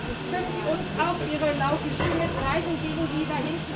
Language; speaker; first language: German; native; German